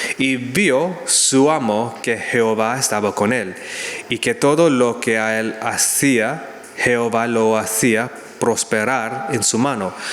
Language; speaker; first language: Spanish; non-native, learner; English